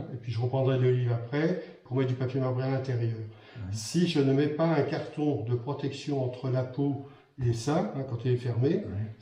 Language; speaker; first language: French; native; French